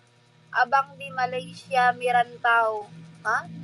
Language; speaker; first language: Indonesian; non-native, learner; Filipino